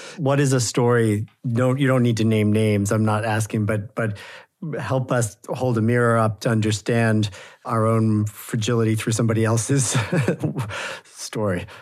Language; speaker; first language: English; native; English